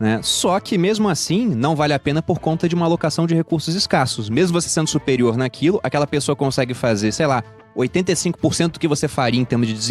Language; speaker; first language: Portuguese; native; Portuguese